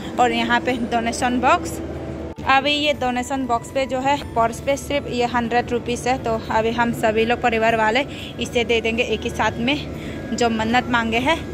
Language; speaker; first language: Hindi; non-native, local second language; Chakma